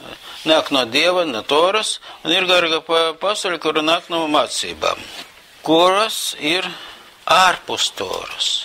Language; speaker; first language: Latvian; non-native, local second language; Russian